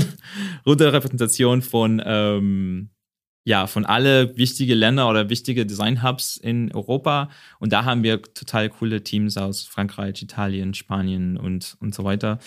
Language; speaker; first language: German; non-native, fluent; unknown